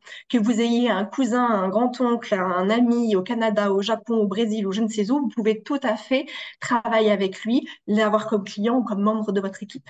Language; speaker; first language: French; native; French